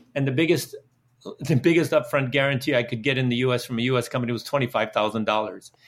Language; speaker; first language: English; early bilingual, other home language; Dutch